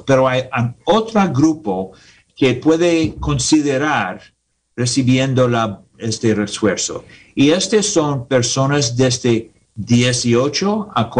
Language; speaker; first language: Spanish; non-native, learner; English